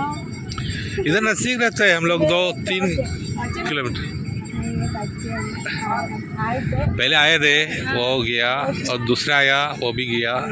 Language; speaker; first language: Hindi; non-native, local second language; Malayalam